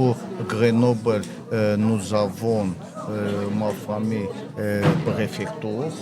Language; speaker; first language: French; non-native, learner; Armenian